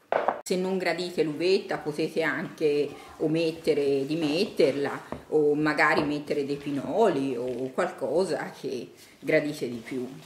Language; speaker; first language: Italian; native; Italian